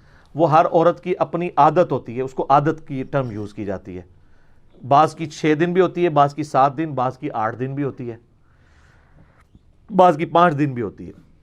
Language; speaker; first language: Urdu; non-native, local second language; Punjabi